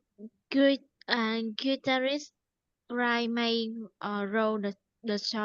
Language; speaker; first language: English; non-native, learner; Vietnamese